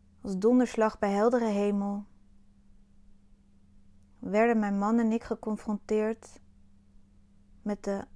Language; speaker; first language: Dutch; native; Dutch